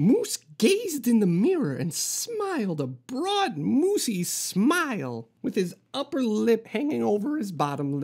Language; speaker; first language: English; native; English